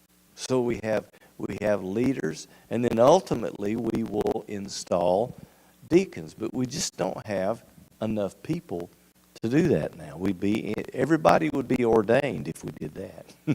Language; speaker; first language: English; native; English